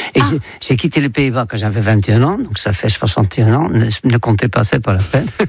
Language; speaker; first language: French; non-native, fluent; Dutch